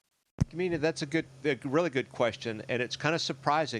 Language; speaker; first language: English; native; English